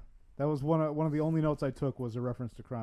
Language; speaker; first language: English; native; English